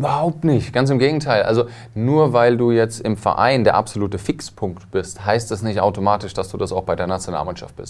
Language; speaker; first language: German; native; German